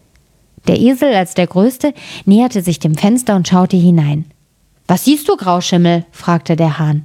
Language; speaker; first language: German; native; German